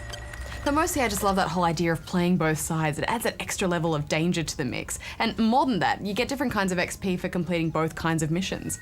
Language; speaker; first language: English; native; English